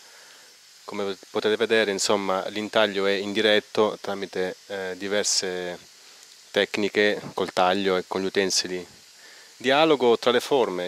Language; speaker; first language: Italian; native; Italian